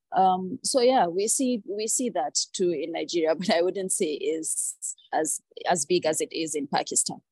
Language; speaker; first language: English; non-native, local second language; Hausa